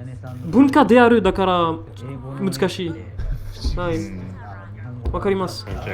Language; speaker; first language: Japanese; non-native, learner; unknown